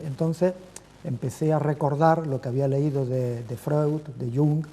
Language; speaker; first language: Spanish; native; Spanish